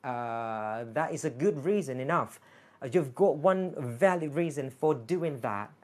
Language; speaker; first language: English; non-native, fluent; Thai